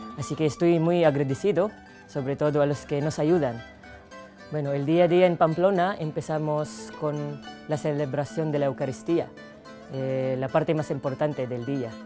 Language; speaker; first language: Spanish; non-native, fluent; Filipino